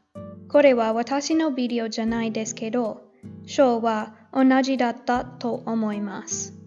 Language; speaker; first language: Japanese; non-native, learner; English